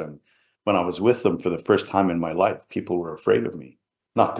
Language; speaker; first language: English; native; English